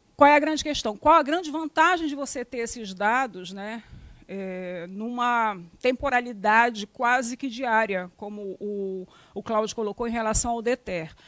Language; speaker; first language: Portuguese; native; Portuguese